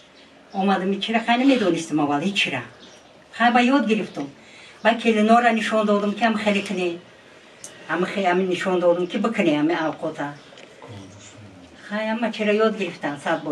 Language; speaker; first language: Persian; non-native, learner; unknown